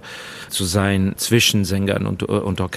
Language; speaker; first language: German; non-native, fluent; Estonian